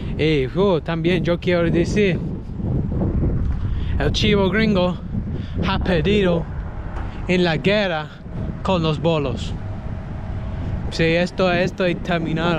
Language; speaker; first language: Spanish; non-native, learner; English